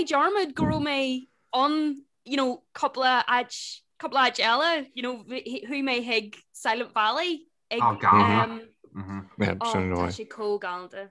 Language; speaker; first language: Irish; non-native, local second language; English